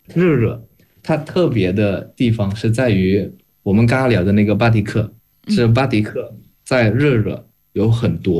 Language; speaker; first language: Chinese; non-native, fluent; Indonesian